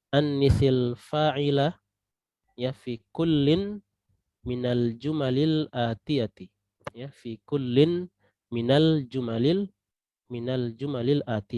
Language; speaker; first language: Arabic; non-native, fluent; Indonesian